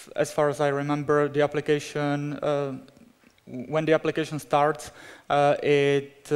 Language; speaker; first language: English; non-native, fluent; Czech